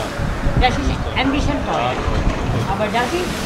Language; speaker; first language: German; non-native, learner; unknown